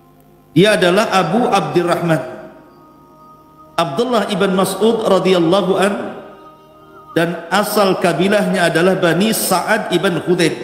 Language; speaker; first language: Indonesian; native; Indonesian